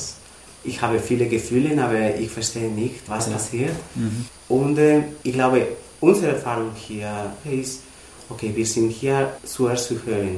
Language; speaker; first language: German; non-native, learner; Spanish